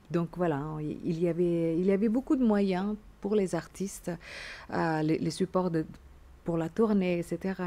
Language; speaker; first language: French; non-native, fluent; Indonesian